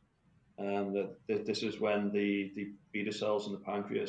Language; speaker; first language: English; native; English